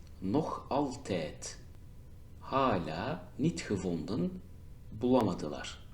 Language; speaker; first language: Dutch; non-native, fluent; Turkish